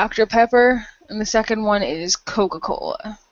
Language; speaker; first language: English; native; English